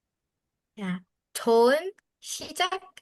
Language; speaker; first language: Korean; non-native, fluent; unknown